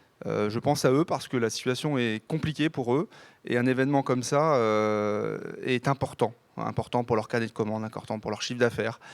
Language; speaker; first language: French; native; French